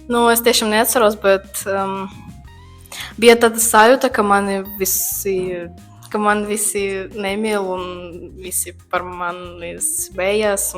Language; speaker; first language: Latvian; non-native, local second language; Russian